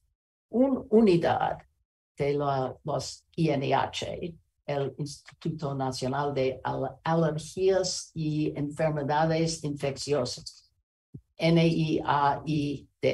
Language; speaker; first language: Spanish; non-native, learner; English